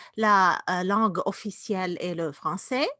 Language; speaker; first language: French; non-native, fluent; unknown